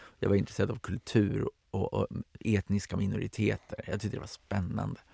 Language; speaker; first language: Swedish; native; Swedish